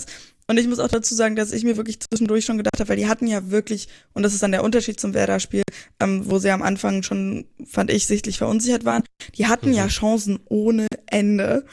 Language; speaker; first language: German; native; German